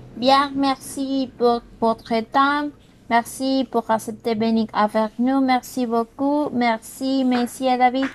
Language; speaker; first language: French; non-native, learner; Spanish